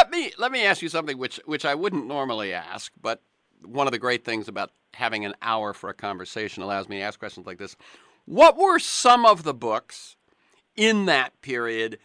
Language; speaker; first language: English; native; English